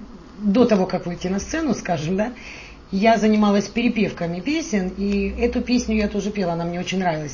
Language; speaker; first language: Russian; native; Russian